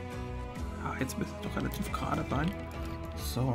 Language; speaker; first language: German; native; German